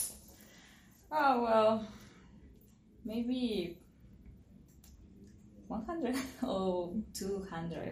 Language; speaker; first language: English; non-native, learner; Spanish